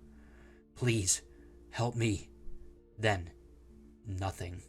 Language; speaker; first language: English; native; English